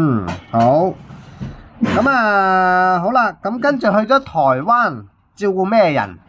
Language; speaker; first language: Cantonese; native; Cantonese